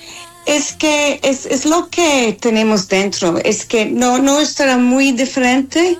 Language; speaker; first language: Spanish; non-native, fluent; English